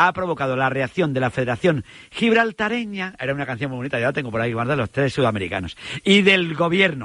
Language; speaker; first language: Spanish; native; Spanish